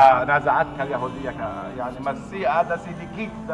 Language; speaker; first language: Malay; non-native, learner; Arabic